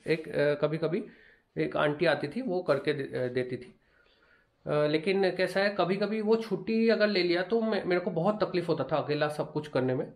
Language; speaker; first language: Hindi; non-native, local second language; Bangla